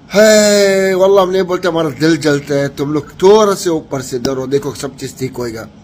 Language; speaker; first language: Hindi; non-native, fluent; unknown